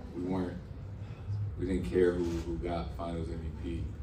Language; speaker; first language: English; native; English